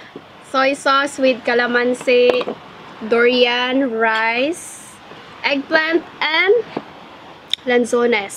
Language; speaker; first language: English; non-native, learner; Cebuano